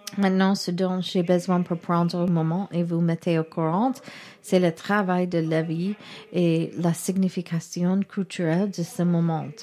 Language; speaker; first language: French; non-native, learner; English